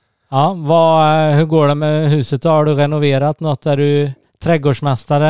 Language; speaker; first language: Swedish; native; Swedish